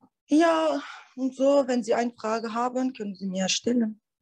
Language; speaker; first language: German; non-native, learner; Turkish